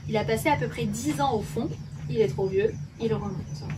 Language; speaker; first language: French; native; French